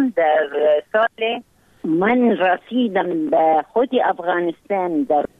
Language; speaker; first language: Persian; non-native, learner; Arabic